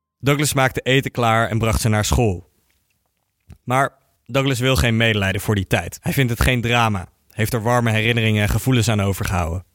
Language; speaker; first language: Dutch; native; Dutch